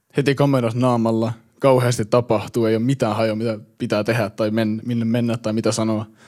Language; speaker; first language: Finnish; early bilingual, heritage; Finnish